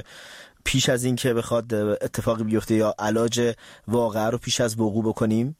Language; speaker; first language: Persian; native; Persian